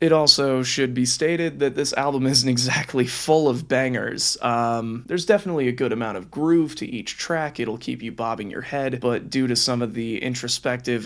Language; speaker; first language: English; native; English